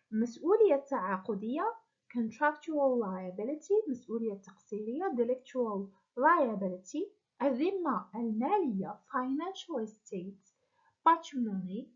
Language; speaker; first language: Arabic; native; Arabic